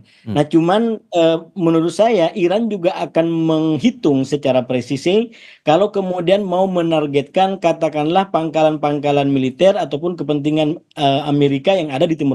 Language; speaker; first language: Indonesian; native; Indonesian